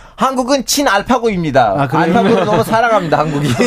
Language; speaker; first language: Korean; non-native, fluent; Turkish